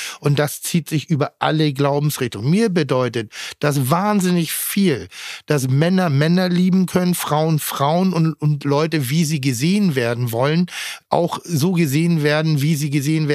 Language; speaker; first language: German; native; German